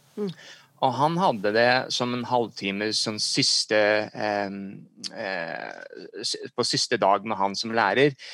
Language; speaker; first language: Norwegian; early bilingual, heritage; English